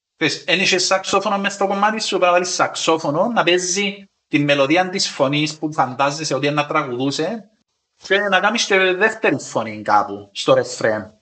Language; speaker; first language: Greek; native; Greek